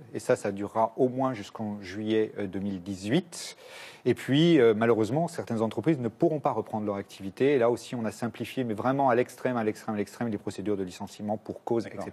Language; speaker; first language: French; native; French